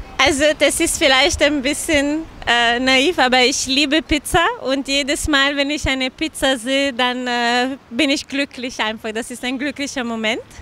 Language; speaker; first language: German; non-native, fluent; Italian